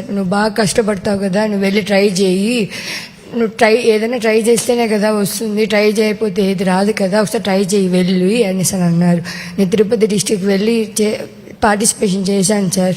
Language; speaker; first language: Telugu; native; Telugu